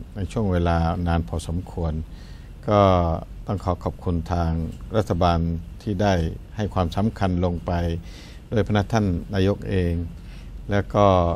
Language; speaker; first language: Thai; non-native, local second language; Pattani Malay